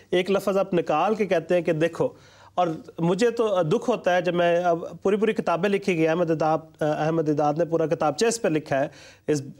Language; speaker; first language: Urdu; non-native, local second language; Punjabi